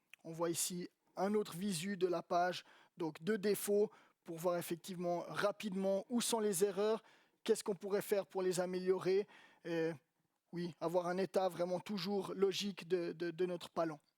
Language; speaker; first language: French; native; French